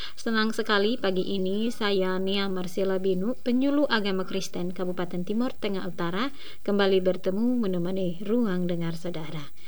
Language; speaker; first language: Indonesian; native; Indonesian